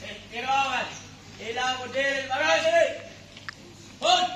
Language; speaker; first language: Arabic; non-native, learner; Indonesian